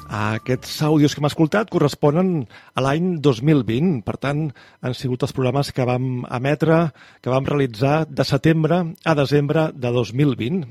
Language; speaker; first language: Catalan; native; Catalan